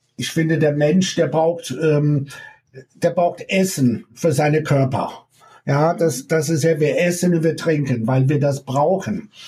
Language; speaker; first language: German; non-native, fluent; English